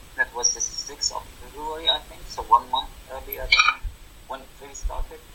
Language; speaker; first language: English; non-native, fluent; Arabic